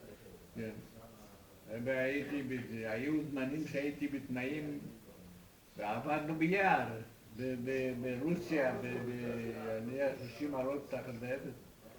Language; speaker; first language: Hebrew; non-native, fluent; Romanian